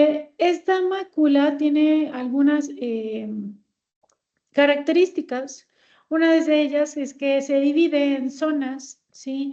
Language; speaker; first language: Spanish; native; Spanish